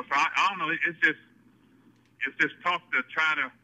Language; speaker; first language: English; native; English